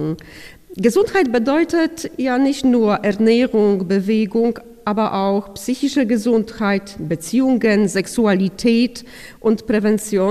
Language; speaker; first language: German; non-native, fluent; Polish